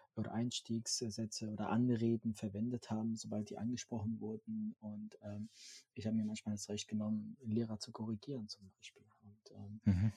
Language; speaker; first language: German; non-native, fluent; French